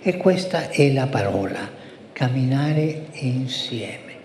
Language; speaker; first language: Italian; non-native, fluent; Spanish